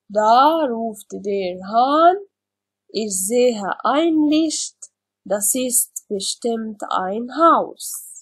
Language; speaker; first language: German; non-native, learner; Arabic